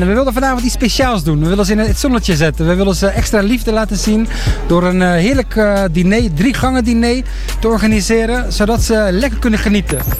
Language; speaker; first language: Dutch; native; Dutch